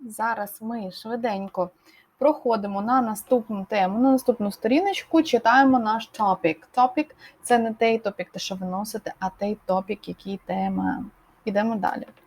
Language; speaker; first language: Ukrainian; native; Ukrainian